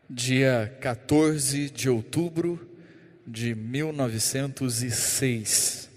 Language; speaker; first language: Portuguese; native; Portuguese